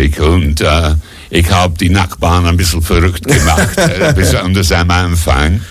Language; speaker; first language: German; non-native, fluent; English